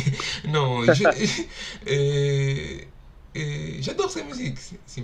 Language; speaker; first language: French; non-native, learner; Portuguese